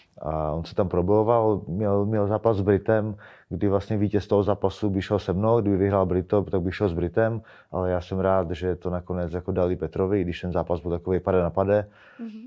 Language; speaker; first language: Czech; native; Czech